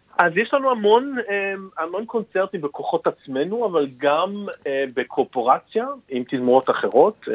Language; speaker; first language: Hebrew; early bilingual, heritage; Hebrew